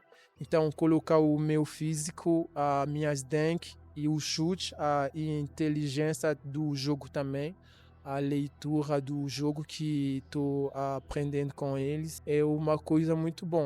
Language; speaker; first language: Portuguese; non-native, learner; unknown